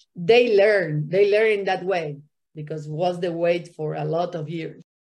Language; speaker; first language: English; non-native, fluent; Spanish